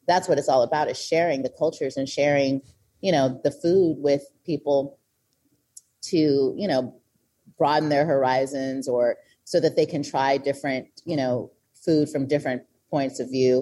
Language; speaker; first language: English; native; English